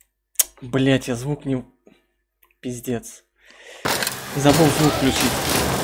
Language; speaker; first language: Russian; native; Russian